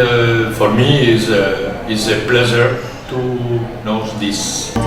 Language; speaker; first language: English; non-native, learner; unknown